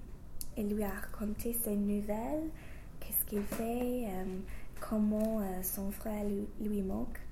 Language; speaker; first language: French; non-native, learner; English